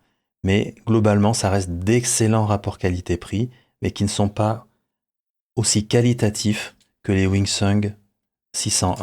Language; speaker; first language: French; native; French